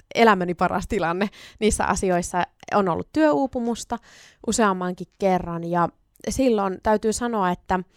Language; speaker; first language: Finnish; native; Finnish